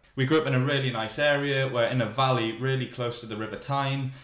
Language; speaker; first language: English; native; English